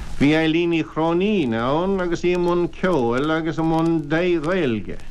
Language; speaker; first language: Irish; native; Irish